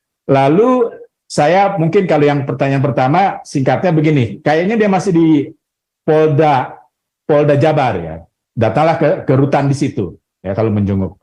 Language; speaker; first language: Indonesian; native; Indonesian